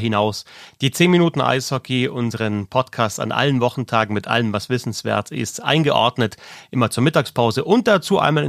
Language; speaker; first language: German; native; German